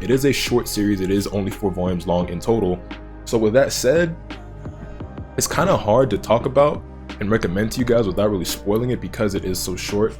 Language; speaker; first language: English; native; English